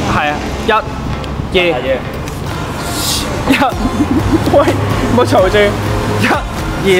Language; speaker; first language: Chinese; native; Chinese